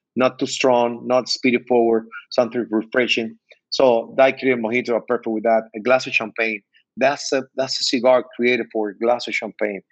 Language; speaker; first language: English; non-native, learner; Spanish